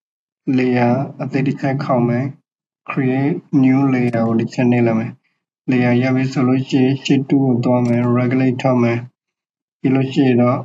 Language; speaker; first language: Burmese; native; Burmese